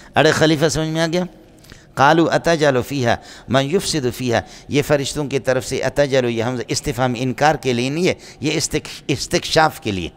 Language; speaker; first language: Urdu; non-native, local second language; Brahui